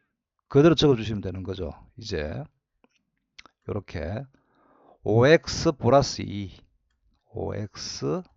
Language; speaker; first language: Korean; native; Korean